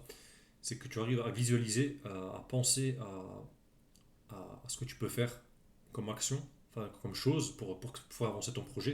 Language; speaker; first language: French; native; French